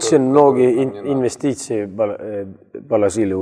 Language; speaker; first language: Russian; non-native, learner; Estonian